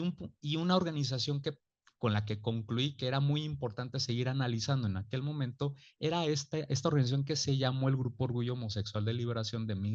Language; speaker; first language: Spanish; native; Spanish